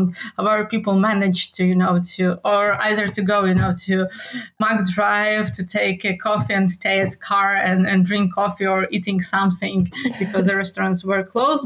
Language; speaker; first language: English; non-native, fluent; Ukrainian